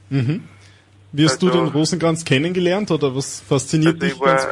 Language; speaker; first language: German; native; German